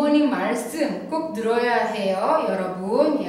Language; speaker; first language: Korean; non-native, fluent; Indonesian